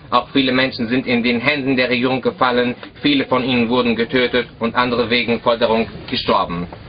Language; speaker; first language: German; early bilingual, other home language; Arabic